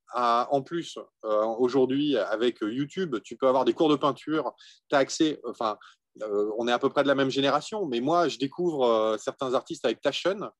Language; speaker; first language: French; native; French